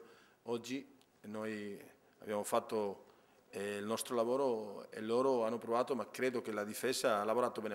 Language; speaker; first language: Italian; non-native, fluent; Spanish